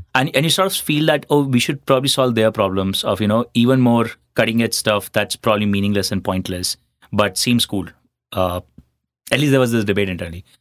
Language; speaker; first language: English; non-native, local second language; Hindi